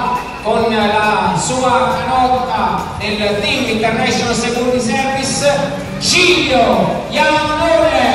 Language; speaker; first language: Italian; native; Italian